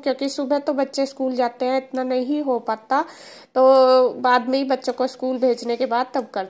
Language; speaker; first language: Hindi; native; Hindi